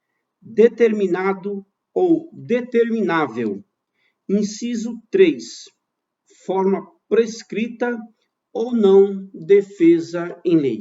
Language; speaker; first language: Portuguese; native; Portuguese